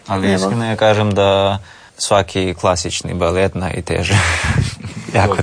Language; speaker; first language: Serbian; non-native, learner; Russian